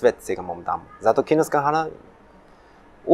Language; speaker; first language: Macedonian; non-native, learner; Chinese